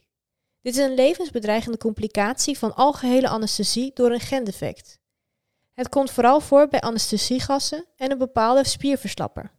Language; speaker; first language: Dutch; native; Dutch